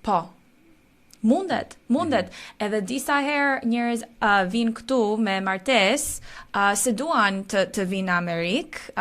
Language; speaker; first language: Albanian; early bilingual, heritage; Albanian